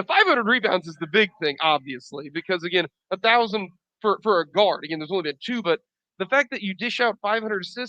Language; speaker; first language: English; native; English